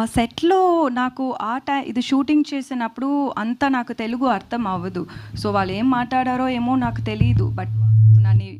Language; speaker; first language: Telugu; non-native, learner; Tamil